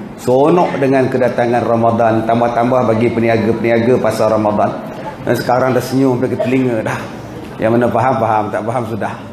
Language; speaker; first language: Malay; native; Malay